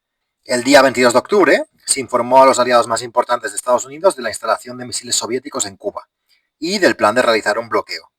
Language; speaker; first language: Spanish; native; Spanish